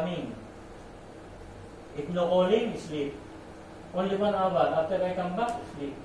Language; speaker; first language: English; non-native, learner; Filipino